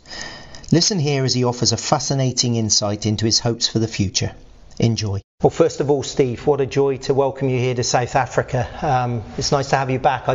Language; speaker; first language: English; native; English